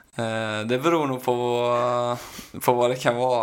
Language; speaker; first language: Swedish; native; Swedish